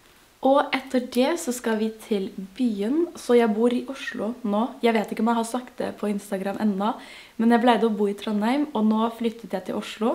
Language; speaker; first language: Norwegian; non-native, fluent; French